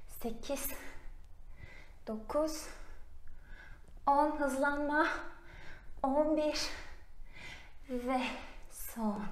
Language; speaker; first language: Turkish; native; Turkish